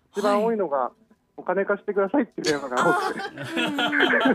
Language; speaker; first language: Japanese; native; Japanese